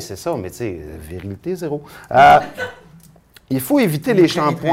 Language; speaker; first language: French; native; French